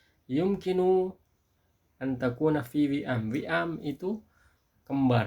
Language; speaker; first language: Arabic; non-native, fluent; Indonesian